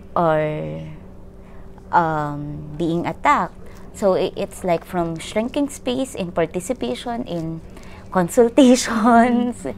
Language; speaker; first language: English; non-native, local second language; Filipino